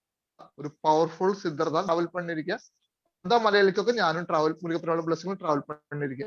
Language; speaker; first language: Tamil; non-native, learner; Malayalam